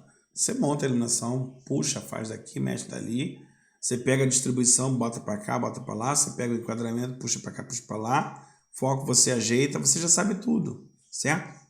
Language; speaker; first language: Portuguese; native; Portuguese